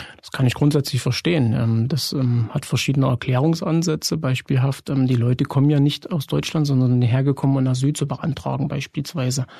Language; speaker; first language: German; native; German